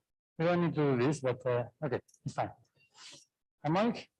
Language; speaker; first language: English; non-native, fluent; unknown